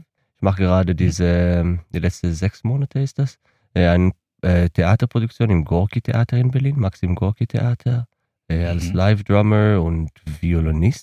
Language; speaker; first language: German; non-native, learner; Hebrew